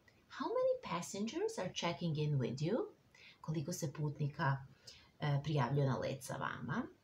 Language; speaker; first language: English; non-native, fluent; Serbian